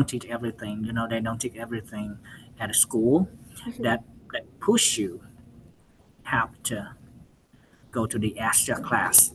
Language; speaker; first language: English; non-native, learner; Vietnamese